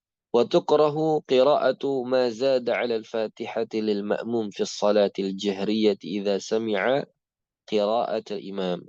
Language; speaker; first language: Arabic; non-native, fluent; Indonesian